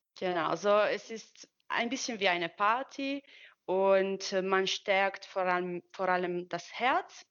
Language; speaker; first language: German; non-native, fluent; Italian